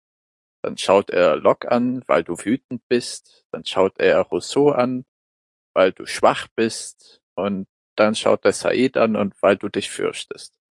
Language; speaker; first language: German; native; German